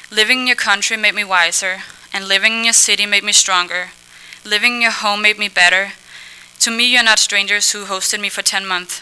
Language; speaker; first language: English; non-native, fluent; Danish